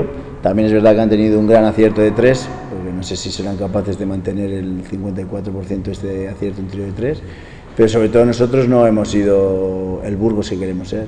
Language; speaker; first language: Spanish; native; Spanish